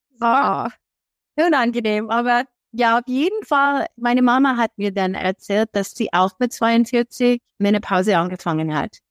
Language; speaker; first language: German; non-native, fluent; English